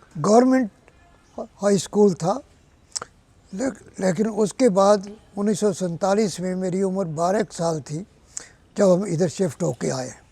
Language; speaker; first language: Urdu; non-native, local second language; Punjabi